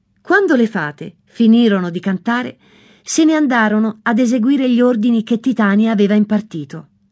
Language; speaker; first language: Italian; native; Italian